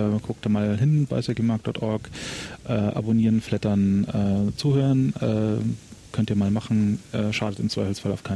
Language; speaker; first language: German; native; German